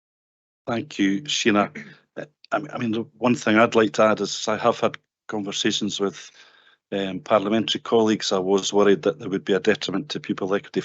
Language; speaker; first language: English; native; English